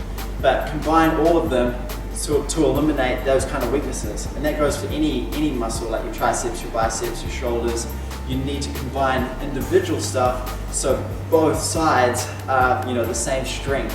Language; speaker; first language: English; native; English